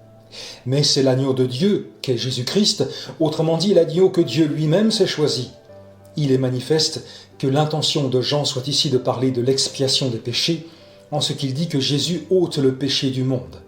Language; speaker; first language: French; native; French